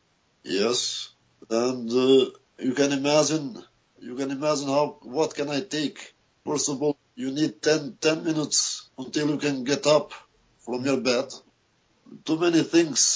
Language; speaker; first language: English; non-native, learner; Albanian